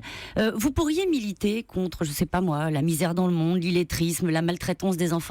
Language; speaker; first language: French; native; French